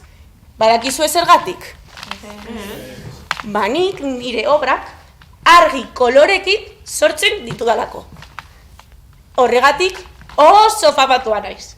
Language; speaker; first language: Basque; non-native, local second language; Spanish